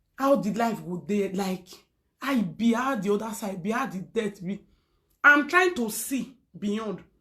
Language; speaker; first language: Nigerian Pidgin; non-native, local second language; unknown